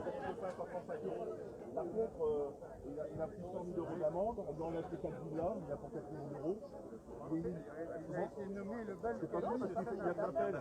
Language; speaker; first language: French; native; French